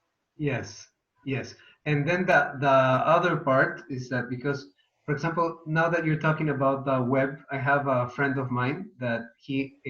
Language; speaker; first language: English; non-native, fluent; Spanish